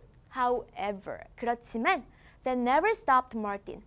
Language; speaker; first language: English; non-native, fluent; Korean